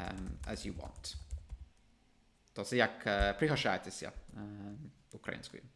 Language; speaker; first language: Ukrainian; non-native, fluent; English